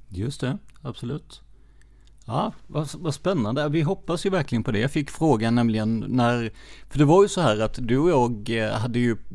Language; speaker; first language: Swedish; native; Swedish